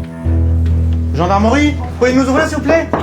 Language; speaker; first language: French; native; French